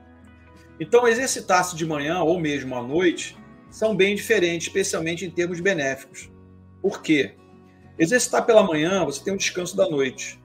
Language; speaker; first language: Portuguese; native; Portuguese